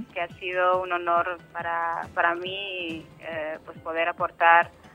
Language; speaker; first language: Spanish; non-native, fluent; Arabic